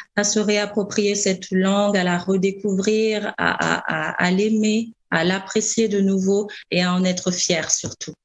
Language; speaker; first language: French; non-native, local second language; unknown